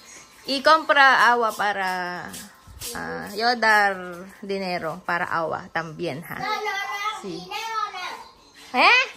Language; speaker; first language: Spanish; non-native, learner; Filipino